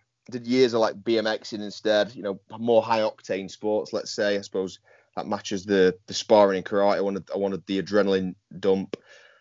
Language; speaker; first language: English; native; English